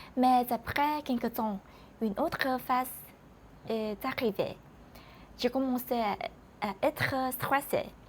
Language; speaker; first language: French; non-native, learner; Vietnamese